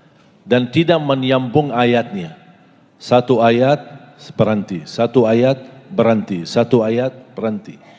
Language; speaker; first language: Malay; non-native, fluent; Arabic